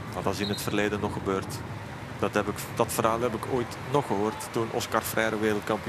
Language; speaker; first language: Dutch; native; Dutch